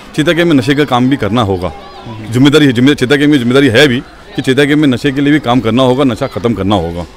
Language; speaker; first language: Hindi; non-native, local second language; Urdu